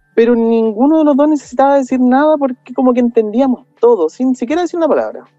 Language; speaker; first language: Spanish; native; Spanish